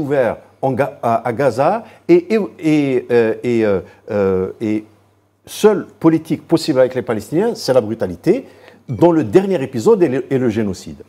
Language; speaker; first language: French; non-native, local second language; Arabic